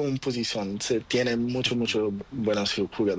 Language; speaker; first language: Spanish; non-native, learner; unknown